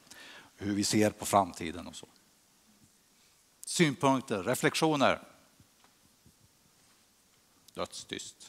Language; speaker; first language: Swedish; native; Swedish